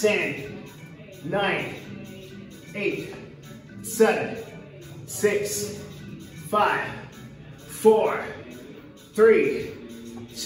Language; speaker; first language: English; native; English